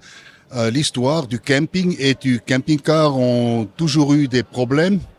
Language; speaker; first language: French; non-native, local second language; German